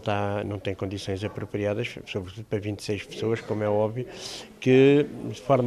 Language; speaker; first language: Portuguese; native; Portuguese